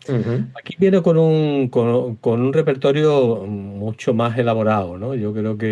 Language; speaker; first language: Spanish; native; Spanish